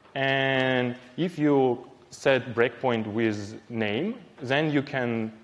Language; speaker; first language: English; non-native, fluent; Ukrainian